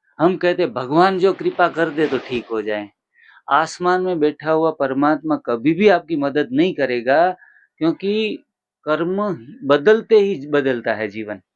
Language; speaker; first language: Hindi; non-native, local second language; Gujarati